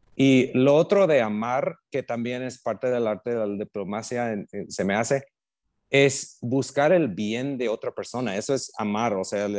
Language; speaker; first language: Spanish; non-native, fluent; English